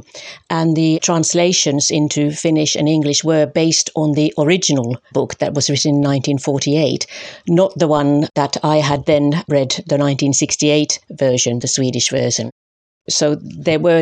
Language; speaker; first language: English; non-native, fluent; Finnish